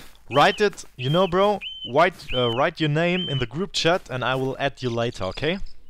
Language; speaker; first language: English; non-native, learner; German